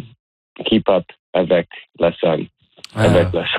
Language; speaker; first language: French; non-native, learner; English